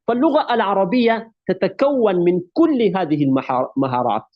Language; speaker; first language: Arabic; non-native, fluent; Urdu